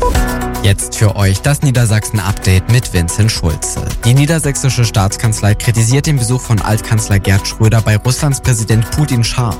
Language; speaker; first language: German; native; German